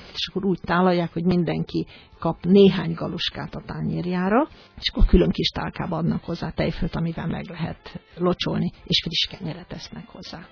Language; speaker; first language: Hungarian; native; Hungarian